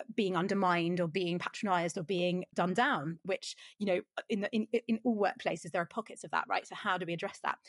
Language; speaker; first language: English; native; English